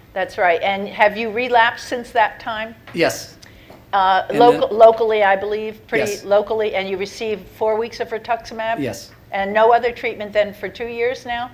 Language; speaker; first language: English; native; English